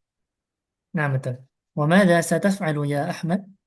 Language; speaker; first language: Arabic; non-native, fluent; Indonesian